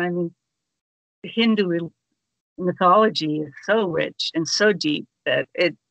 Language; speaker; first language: English; native; English